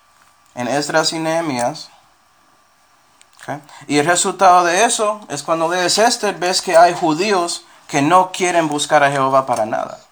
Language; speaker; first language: Spanish; non-native, fluent; English